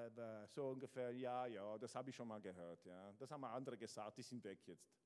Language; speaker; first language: German; non-native, fluent; Italian